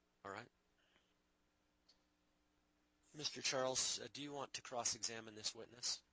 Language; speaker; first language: English; native; English